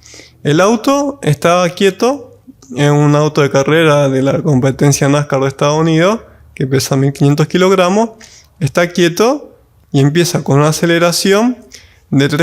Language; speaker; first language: Spanish; native; Spanish